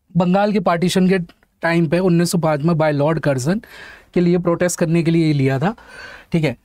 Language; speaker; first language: Hindi; native; Hindi